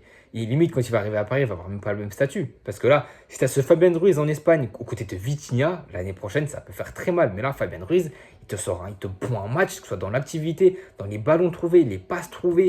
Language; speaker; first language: French; native; French